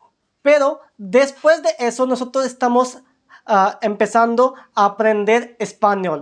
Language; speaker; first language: Spanish; non-native, learner; Hindi